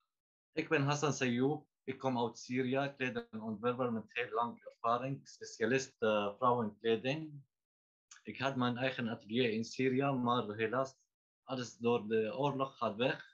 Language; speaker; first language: Dutch; non-native, learner; Arabic